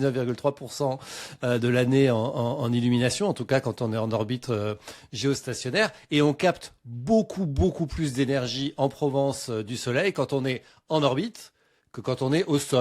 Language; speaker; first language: French; native; French